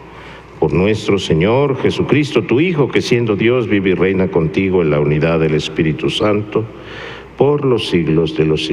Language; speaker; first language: Spanish; native; Spanish